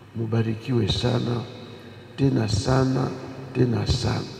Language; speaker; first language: Swahili; native; Swahili